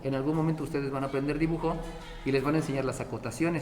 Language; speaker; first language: Spanish; native; Spanish